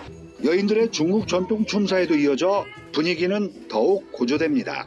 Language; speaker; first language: Korean; native; Korean